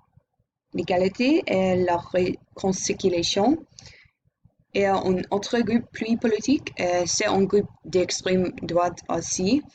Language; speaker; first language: French; non-native, learner; English